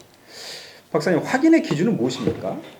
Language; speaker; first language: Korean; native; Korean